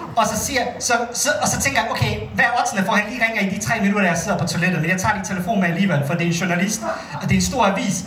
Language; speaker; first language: Danish; early bilingual, other home language; Bosnian